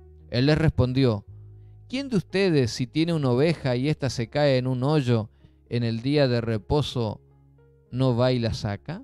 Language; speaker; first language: Spanish; native; Spanish